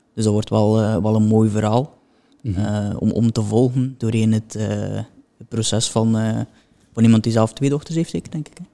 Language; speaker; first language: Dutch; native; Dutch